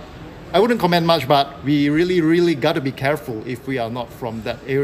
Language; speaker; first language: English; non-native, local second language; Chinese